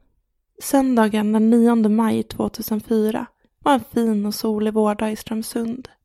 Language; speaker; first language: Swedish; native; Swedish